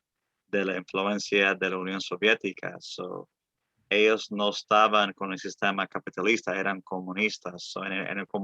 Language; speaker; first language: Spanish; early bilingual, other home language; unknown